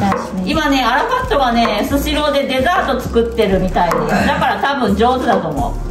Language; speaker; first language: Japanese; native; Japanese